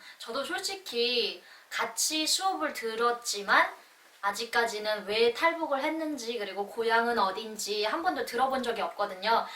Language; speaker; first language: Korean; native; Korean